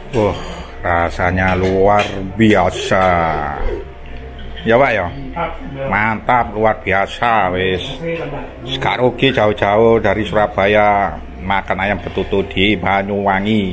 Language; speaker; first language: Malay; non-native, local second language; Javanese